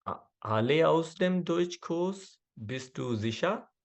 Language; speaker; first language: German; non-native, learner; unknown